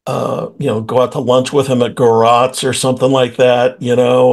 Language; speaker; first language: English; native; English